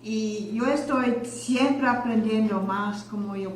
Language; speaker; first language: Spanish; non-native, learner; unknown